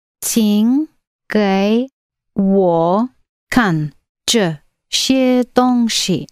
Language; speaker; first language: Chinese; non-native, learner; English